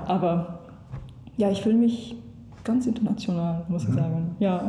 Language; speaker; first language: German; non-native, learner; English